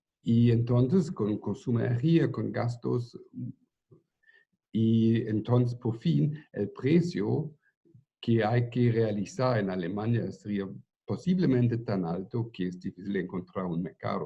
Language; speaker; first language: Spanish; non-native, fluent; German